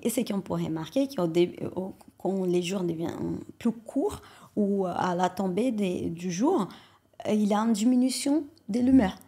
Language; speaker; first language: French; non-native, fluent; Portuguese